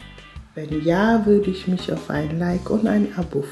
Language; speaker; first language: German; non-native, fluent; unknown